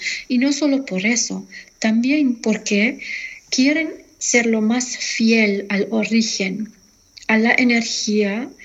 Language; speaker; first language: Spanish; non-native, fluent; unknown